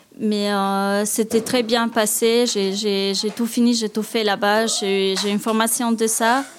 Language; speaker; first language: French; non-native, learner; Albanian